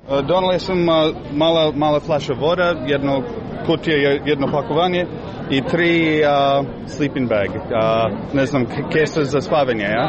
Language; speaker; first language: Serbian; non-native, learner; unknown